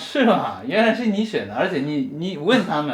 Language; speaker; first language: Chinese; non-native, fluent; Japanese